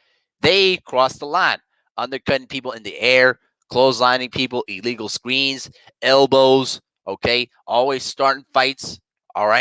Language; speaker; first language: English; native; English